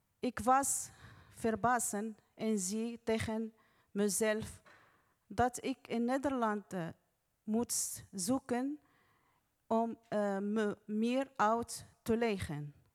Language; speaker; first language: Dutch; non-native, learner; Arabic